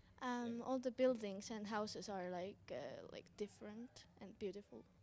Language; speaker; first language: English; non-native, fluent; Estonian